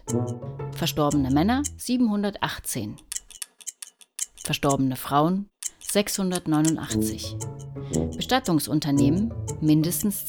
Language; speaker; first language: German; native; German